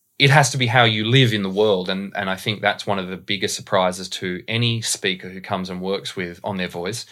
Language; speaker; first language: English; native; English